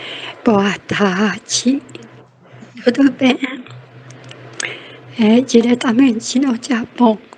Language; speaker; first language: Portuguese; non-native, learner; Japanese